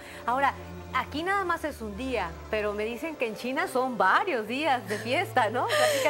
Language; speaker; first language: Spanish; native; Spanish